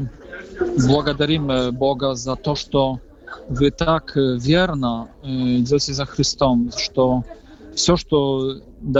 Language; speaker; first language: Russian; non-native, fluent; Polish